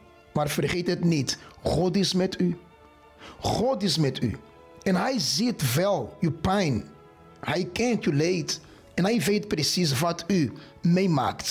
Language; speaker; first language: Dutch; non-native, fluent; Portuguese